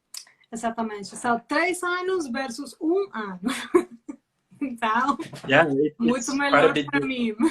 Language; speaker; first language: Portuguese; non-native, learner; Spanish